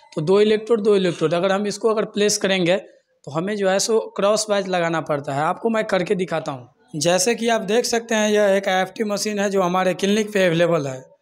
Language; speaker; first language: Hindi; native; Hindi